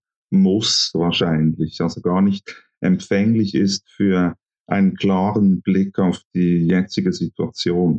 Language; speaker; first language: German; native; German